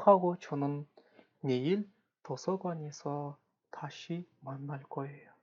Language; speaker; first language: Korean; non-native, fluent; Kazakh